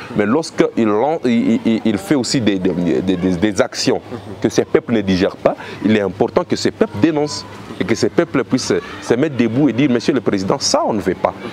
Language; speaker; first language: French; non-native, local second language; Swahili